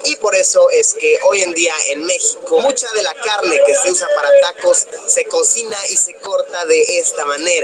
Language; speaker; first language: Spanish; native; Spanish